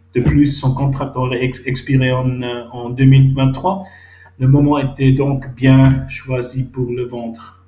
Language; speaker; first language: French; non-native, local second language; Swiss German